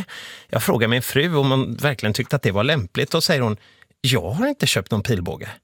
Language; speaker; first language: Swedish; native; Swedish